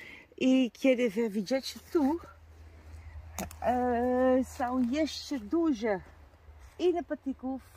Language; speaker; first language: Polish; non-native, learner; Dutch